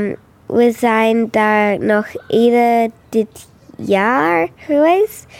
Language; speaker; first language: Dutch; early bilingual, heritage; English